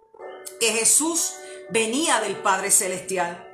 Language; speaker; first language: Spanish; native; Spanish